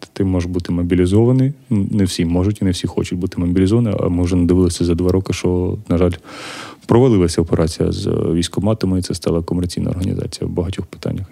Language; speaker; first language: Ukrainian; native; Ukrainian